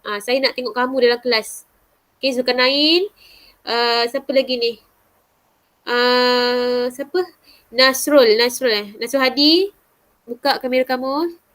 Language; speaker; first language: Malay; native; Malay